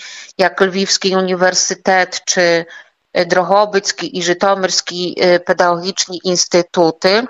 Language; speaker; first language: Ukrainian; early bilingual, heritage; Ukrainian